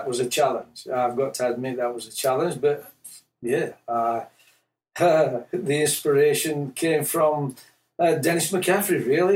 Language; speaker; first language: English; native; English